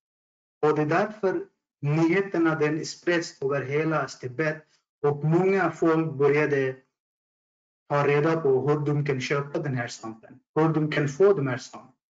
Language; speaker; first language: Swedish; non-native, fluent; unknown